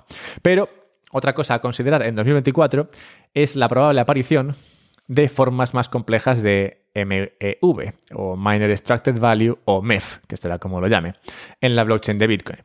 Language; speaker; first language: Spanish; native; Spanish